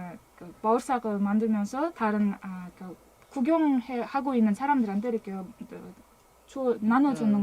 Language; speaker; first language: Korean; non-native, fluent; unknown